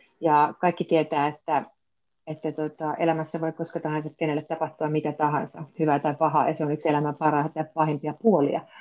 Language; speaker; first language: Finnish; native; Finnish